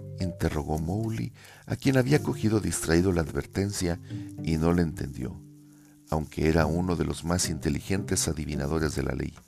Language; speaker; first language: Spanish; native; Spanish